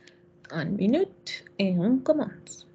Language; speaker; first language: French; non-native, fluent; Spanish